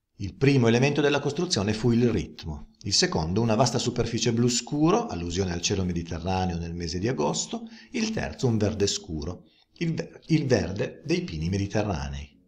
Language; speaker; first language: Italian; native; Italian